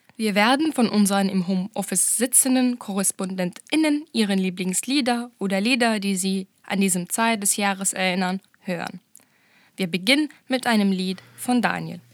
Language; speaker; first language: German; non-native, fluent; Arabic